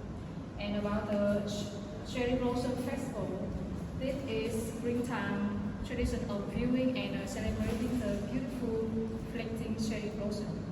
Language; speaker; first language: English; non-native, learner; Vietnamese